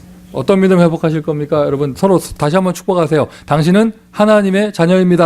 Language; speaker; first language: Korean; native; Korean